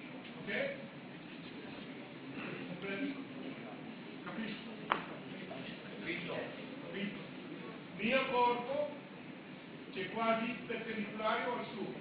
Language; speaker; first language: Italian; non-native, learner; Romanian